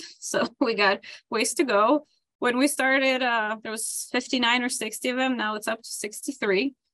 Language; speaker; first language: English; non-native, fluent; Ukrainian